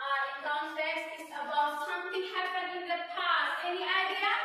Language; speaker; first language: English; non-native, fluent; Indonesian